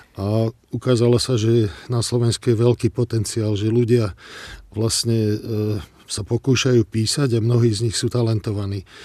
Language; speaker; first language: Slovak; non-native, local second language; Hungarian